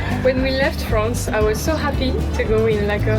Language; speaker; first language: English; non-native, fluent; French